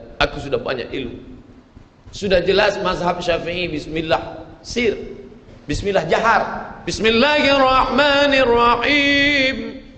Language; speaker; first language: Malay; native; Malay